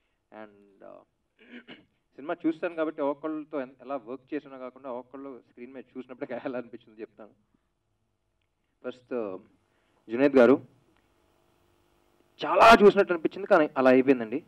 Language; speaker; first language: Telugu; native; Telugu